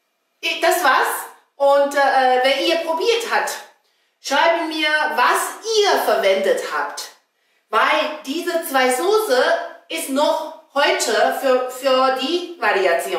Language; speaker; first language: German; non-native, fluent; Chinese